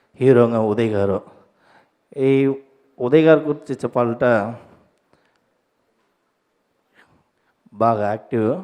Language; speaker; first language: Telugu; non-native, learner; Tamil